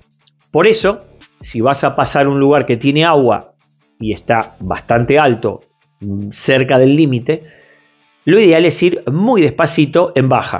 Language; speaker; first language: Spanish; native; Spanish